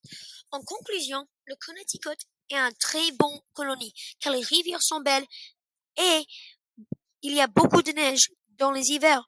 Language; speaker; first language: French; non-native, learner; English